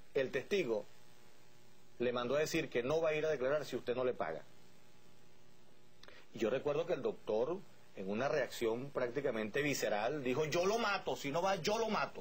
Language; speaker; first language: Spanish; native; Spanish